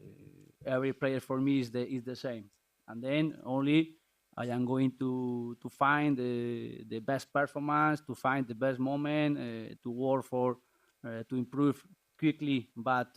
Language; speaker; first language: English; non-native, learner; Spanish